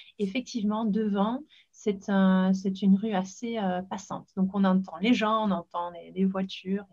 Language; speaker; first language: French; non-native, fluent; English